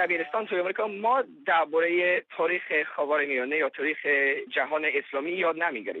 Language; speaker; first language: Persian; non-native, learner; English